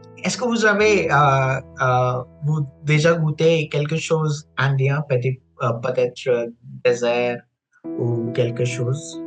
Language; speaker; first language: French; non-native, fluent; Punjabi